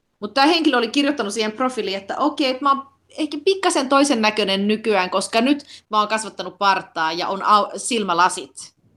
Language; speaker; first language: Finnish; early bilingual, heritage; Finnish